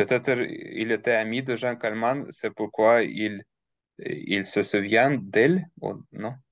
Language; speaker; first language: French; non-native, learner; Russian